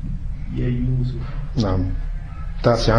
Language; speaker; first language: Arabic; non-native, fluent; French